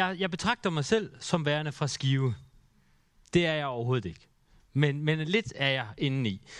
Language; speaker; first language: Danish; native; Danish